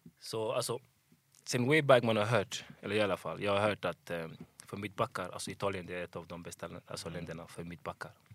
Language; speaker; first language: Swedish; early bilingual, other home language; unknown